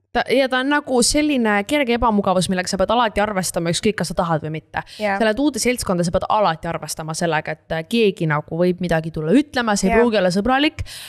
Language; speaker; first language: Estonian; native; Estonian